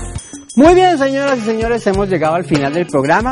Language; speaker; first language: Spanish; native; Spanish